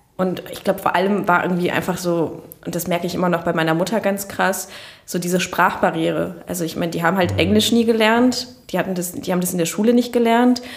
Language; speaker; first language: German; early bilingual, other home language; Turkish